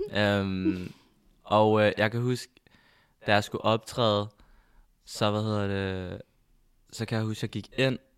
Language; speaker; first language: Danish; early bilingual, other home language; Spanish